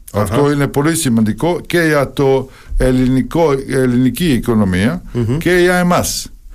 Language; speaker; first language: Greek; non-native, fluent; Serbian